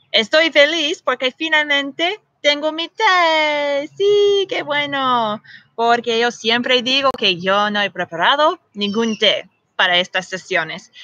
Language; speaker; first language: Spanish; non-native, fluent; English